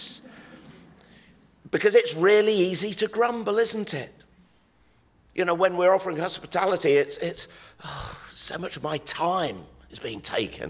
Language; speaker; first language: English; native; English